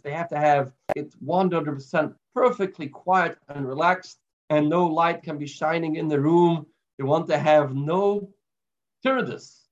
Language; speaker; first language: English; native; English